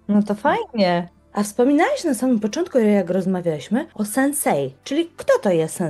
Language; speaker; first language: Polish; native; Polish